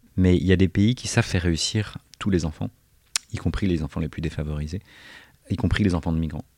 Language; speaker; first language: French; native; French